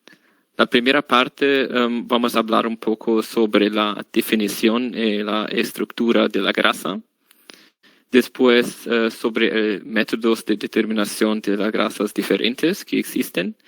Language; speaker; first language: Spanish; non-native, learner; German